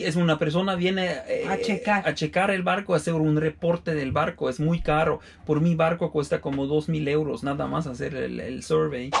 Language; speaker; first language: Spanish; non-native, fluent; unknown